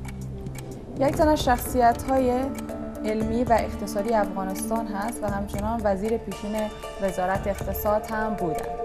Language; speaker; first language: Persian; native; Persian